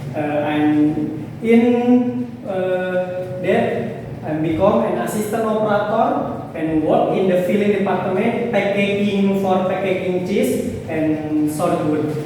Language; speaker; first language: English; non-native, learner; Indonesian